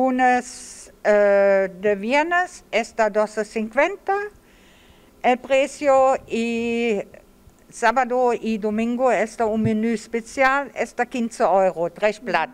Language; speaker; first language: Spanish; non-native, learner; German